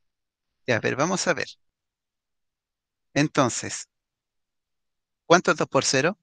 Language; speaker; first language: Spanish; native; Spanish